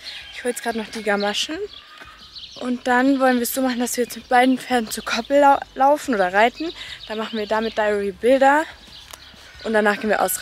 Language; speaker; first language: German; native; German